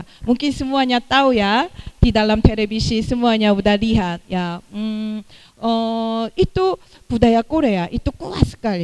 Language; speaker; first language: Indonesian; non-native, fluent; Korean